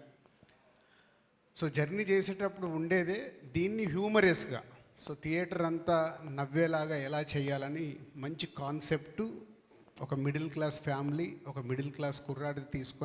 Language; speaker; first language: Telugu; native; Telugu